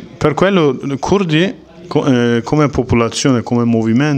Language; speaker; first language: Italian; non-native, learner; Kurdish